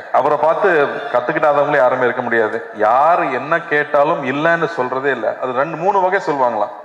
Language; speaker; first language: Tamil; native; Tamil